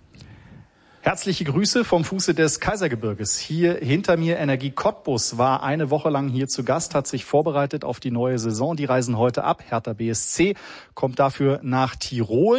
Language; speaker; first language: German; native; German